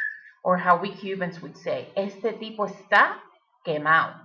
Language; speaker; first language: Spanish; early bilingual, heritage; Spanish